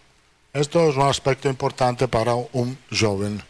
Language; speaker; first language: Portuguese; non-native, fluent; Italian